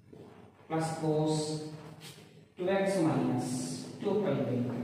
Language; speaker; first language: English; non-native, local second language; Malayalam